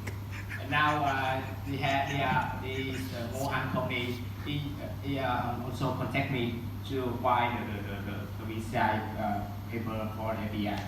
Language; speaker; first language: English; non-native, learner; Vietnamese